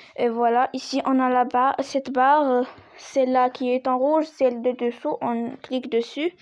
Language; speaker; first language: French; non-native, local second language; Arabic